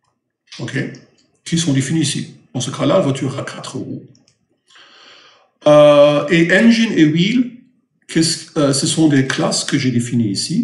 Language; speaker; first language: French; non-native, fluent; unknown